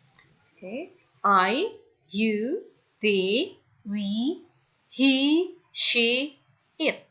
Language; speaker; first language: English; non-native, fluent; Indonesian